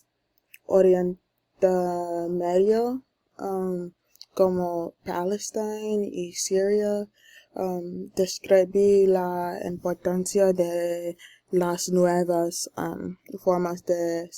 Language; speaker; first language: Spanish; non-native, learner; English